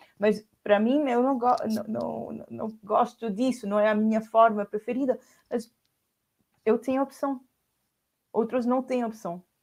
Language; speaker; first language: Portuguese; non-native, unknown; Spanish